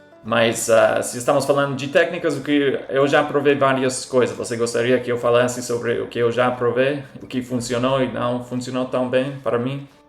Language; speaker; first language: Portuguese; non-native, fluent; English